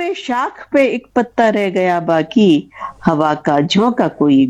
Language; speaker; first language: Hindi; native; Hindi